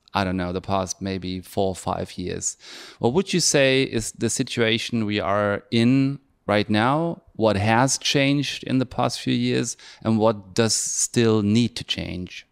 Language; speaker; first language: English; non-native, fluent; German